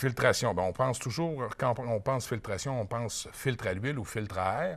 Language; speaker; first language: French; native; French